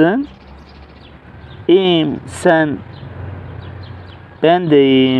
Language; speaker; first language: Turkish; non-native, learner; Persian